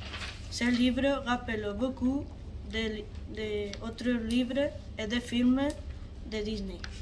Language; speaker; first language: French; non-native, learner; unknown